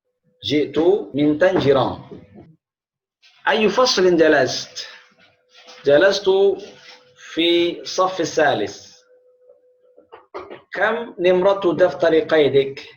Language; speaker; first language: Arabic; non-native, fluent; Indonesian